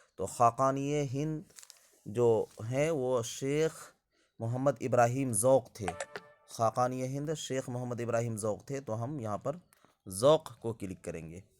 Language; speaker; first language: Urdu; native; Urdu